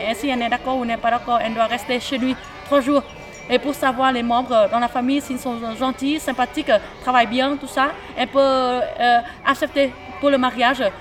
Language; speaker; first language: French; non-native, fluent; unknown